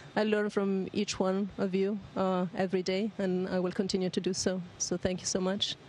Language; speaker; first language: English; non-native, fluent; Italian